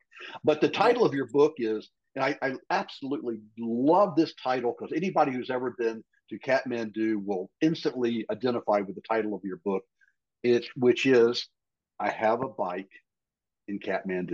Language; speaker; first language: English; native; English